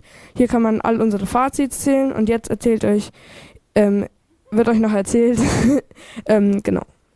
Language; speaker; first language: German; native; German